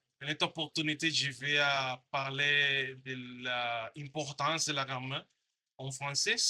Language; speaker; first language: French; non-native, learner; Spanish